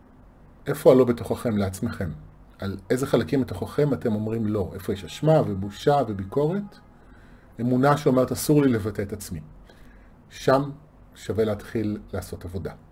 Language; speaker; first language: Hebrew; native; Hebrew